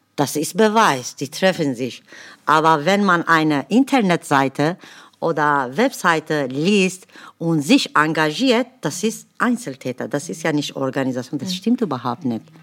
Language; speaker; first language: German; non-native, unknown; Kurdish